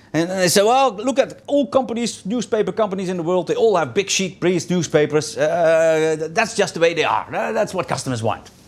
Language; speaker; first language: English; non-native, fluent; Dutch